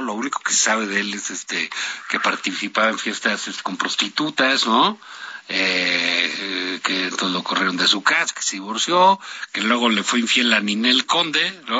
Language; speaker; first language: Spanish; native; Spanish